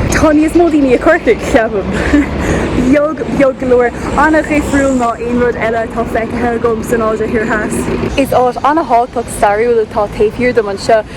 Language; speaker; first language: Irish; native; Irish